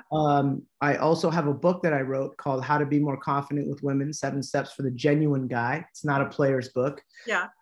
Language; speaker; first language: English; native; English